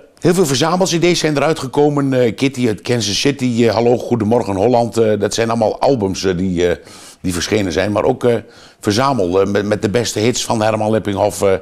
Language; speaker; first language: Dutch; native; Dutch